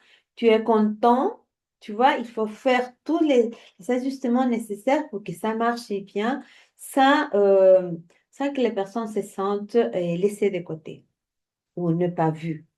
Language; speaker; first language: French; non-native, fluent; Spanish